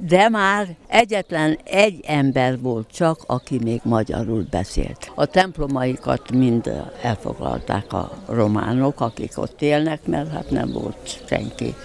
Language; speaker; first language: Hungarian; native; Hungarian